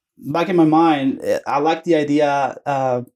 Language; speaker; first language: English; non-native, fluent; Spanish